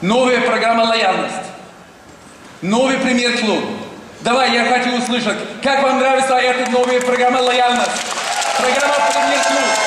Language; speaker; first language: Russian; non-native, learner; Swedish